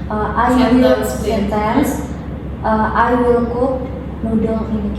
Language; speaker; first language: English; non-native, learner; Indonesian